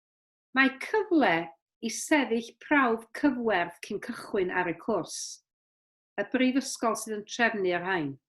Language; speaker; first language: Welsh; native; Welsh